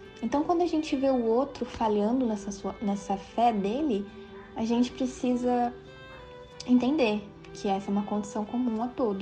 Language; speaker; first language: Portuguese; native; Portuguese